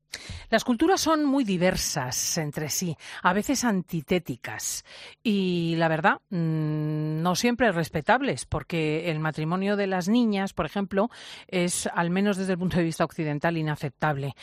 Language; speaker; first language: Spanish; native; Spanish